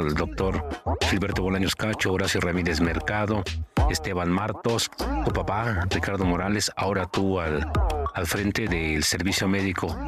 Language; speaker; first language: Spanish; native; Spanish